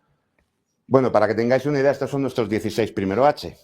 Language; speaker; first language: Spanish; native; Spanish